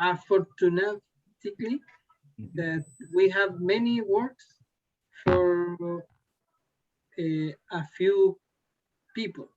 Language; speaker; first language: English; non-native, learner; Spanish